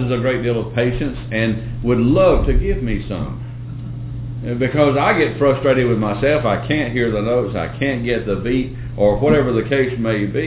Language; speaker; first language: English; native; English